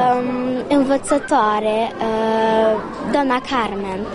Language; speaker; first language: Romanian; early bilingual, heritage; Romanian